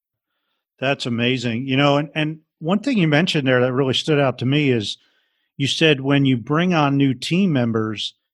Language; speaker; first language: English; native; English